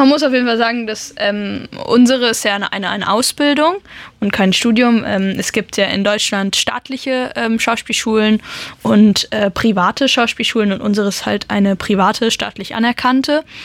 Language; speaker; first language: German; non-native, local second language; Luxembourgish